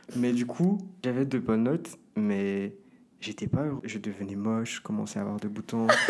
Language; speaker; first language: French; non-native, fluent; Portuguese